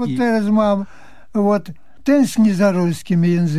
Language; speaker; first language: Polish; early bilingual, heritage; Polish